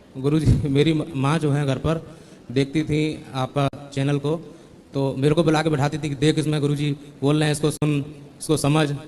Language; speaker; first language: Hindi; native; Hindi